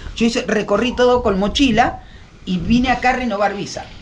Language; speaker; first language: Spanish; native; Spanish